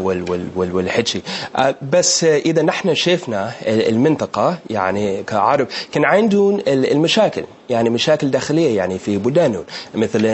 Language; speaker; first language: Arabic; non-native, learner; English